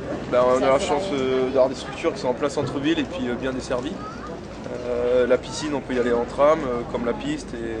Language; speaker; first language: French; native; French